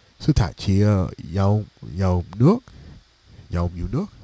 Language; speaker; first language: Vietnamese; non-native, learner; English